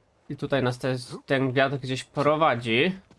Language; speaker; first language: Polish; native; Polish